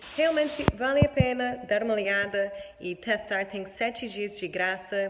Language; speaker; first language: Portuguese; non-native, fluent; English